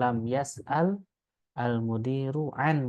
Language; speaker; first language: Arabic; non-native, fluent; Indonesian